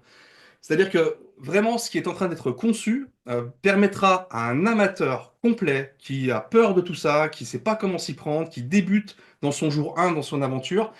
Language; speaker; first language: French; native; French